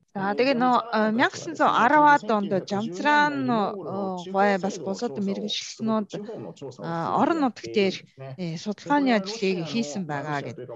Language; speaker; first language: Mongolian; non-native, fluent; Japanese